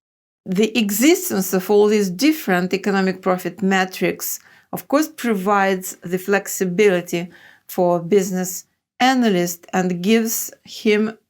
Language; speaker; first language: English; non-native, fluent; Russian